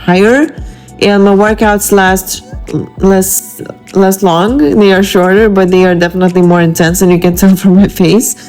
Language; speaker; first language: English; non-native, fluent; Lithuanian